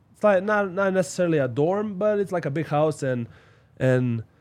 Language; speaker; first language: English; non-native, fluent; Slovenian